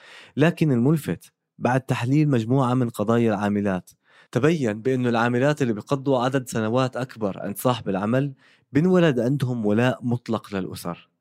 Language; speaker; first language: Arabic; native; Arabic